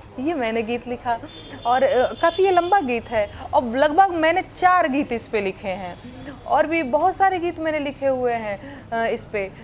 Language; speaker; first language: Hindi; non-native, local second language; Bhojpuri